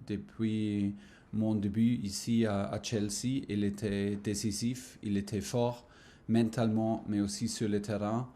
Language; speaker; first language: French; non-native, learner; German